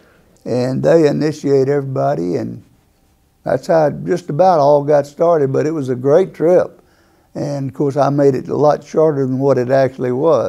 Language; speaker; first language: English; native; English